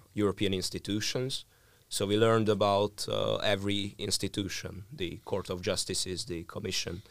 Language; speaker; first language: English; non-native, fluent; Hungarian